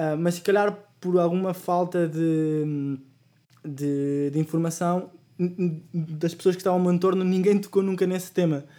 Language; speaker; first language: Portuguese; early bilingual, other home language; Spanish